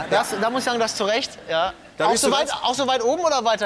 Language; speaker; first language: German; native; German